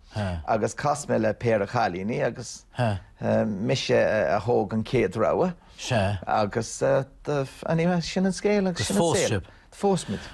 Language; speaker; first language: Irish; non-native, local second language; English